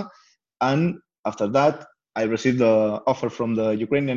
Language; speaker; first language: English; non-native, fluent; Spanish